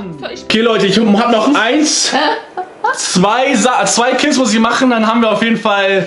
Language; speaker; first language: German; native; German